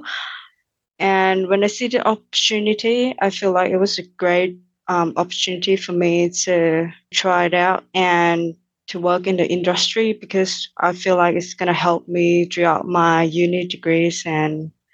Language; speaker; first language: English; non-native, fluent; Thai